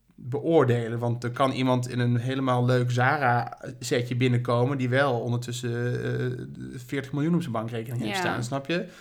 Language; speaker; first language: Dutch; native; Dutch